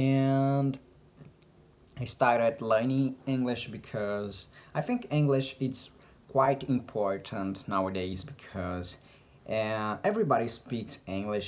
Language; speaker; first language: English; non-native, learner; Portuguese